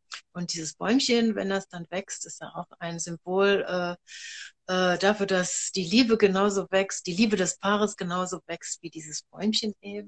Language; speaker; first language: German; native; German